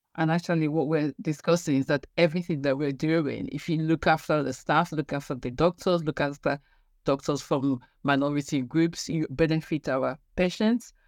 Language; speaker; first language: English; non-native, local second language; Igbo